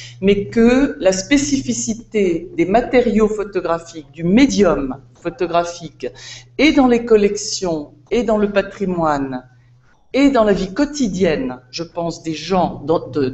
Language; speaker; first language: French; native; French